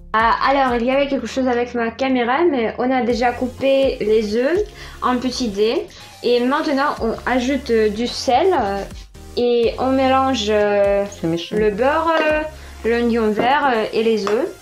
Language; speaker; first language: French; non-native, fluent; Russian